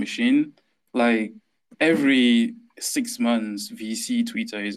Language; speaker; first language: English; non-native, local second language; French